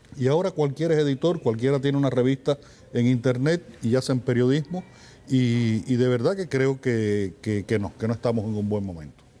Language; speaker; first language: Spanish; native; Spanish